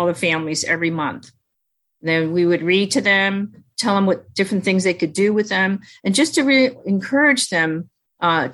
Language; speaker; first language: English; early bilingual, other home language; Chinese